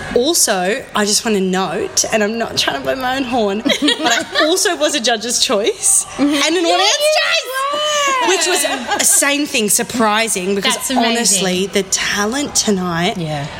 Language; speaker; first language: English; native; English